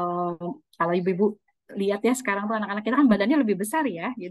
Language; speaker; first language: Indonesian; native; Indonesian